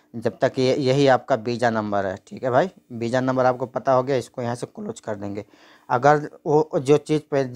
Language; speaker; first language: Hindi; native; Hindi